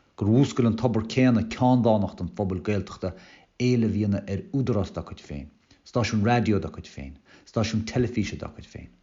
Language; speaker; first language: Irish; native; Irish